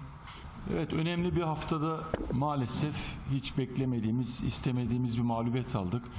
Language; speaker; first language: Turkish; native; Turkish